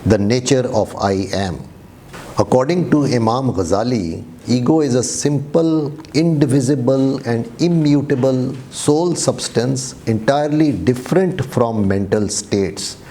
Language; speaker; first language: English; non-native, local second language; Urdu